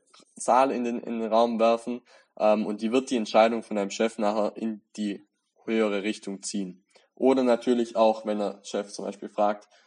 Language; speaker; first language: German; native; German